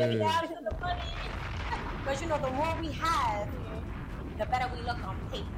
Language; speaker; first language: English; native; English